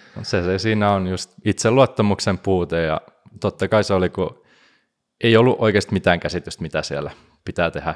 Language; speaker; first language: Finnish; native; Finnish